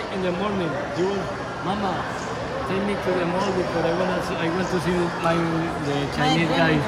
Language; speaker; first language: English; non-native, learner; Spanish